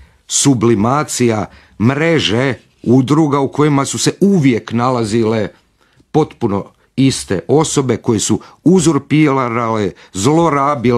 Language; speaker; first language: Croatian; native; Croatian